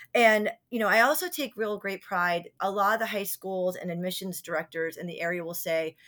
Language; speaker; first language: English; native; English